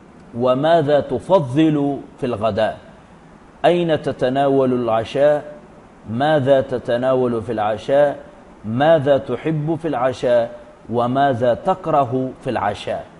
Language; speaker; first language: Arabic; non-native, fluent; Urdu